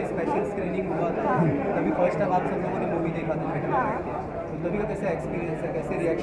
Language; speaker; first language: Hindi; native; Hindi